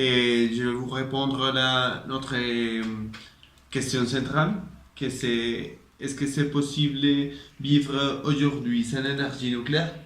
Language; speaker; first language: French; non-native, learner; Spanish